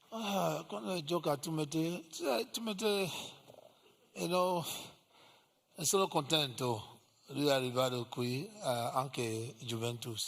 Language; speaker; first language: Italian; non-native, learner; English